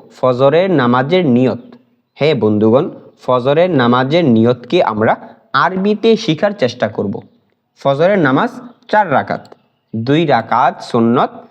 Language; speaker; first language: Bangla; native; Bangla